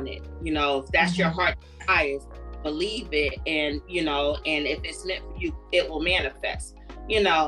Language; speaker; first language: English; native; English